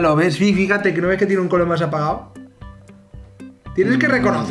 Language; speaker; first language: Spanish; native; Spanish